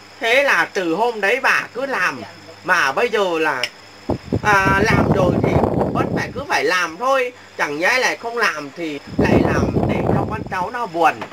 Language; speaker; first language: Vietnamese; non-native, local second language; Muong